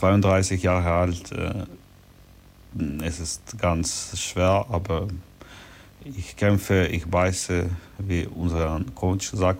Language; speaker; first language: German; non-native, learner; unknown